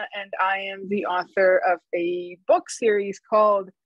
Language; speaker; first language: English; non-native, fluent; Spanish